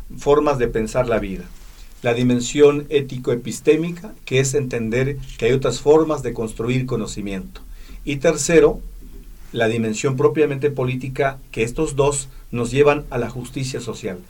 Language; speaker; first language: Spanish; non-native, local second language; Tzeltal